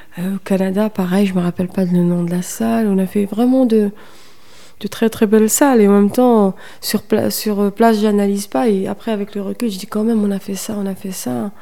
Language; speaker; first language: French; non-native, local second language; Kabyle